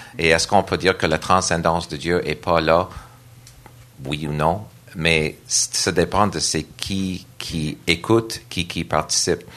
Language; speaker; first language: French; non-native, local second language; English